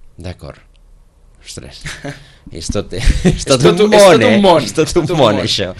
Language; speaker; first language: Catalan; native; Catalan